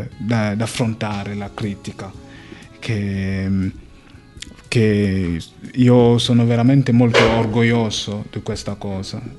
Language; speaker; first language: Italian; non-native, fluent; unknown